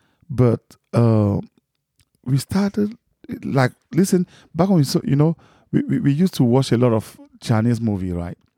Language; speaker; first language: English; non-native, fluent; French